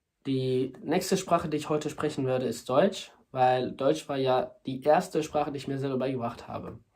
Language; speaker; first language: German; non-native, fluent; Spanish